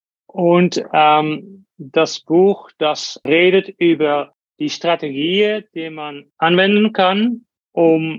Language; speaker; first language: German; non-native, learner; Dutch